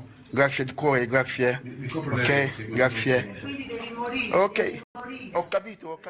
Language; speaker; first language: Italian; non-native, learner; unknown